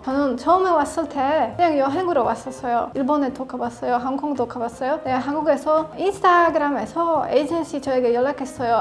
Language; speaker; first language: Korean; non-native, learner; Polish